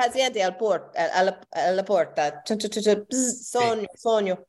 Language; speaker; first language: Italian; non-native, learner; English